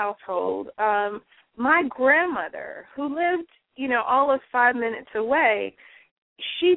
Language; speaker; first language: English; native; English